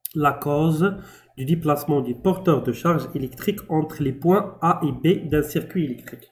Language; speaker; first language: French; non-native, local second language; Arabic